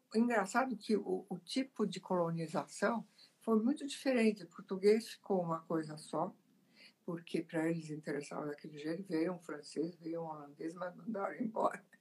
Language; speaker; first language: Portuguese; early bilingual, other home language; Italian